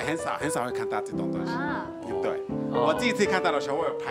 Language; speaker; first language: Chinese; non-native, learner; French